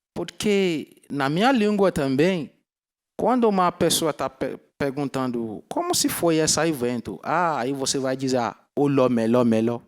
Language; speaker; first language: Portuguese; non-native, learner; Yoruba